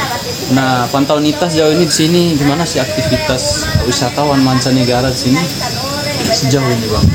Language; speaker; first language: Indonesian; native; Indonesian